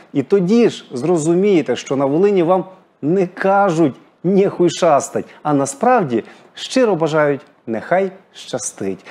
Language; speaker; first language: Ukrainian; native; Ukrainian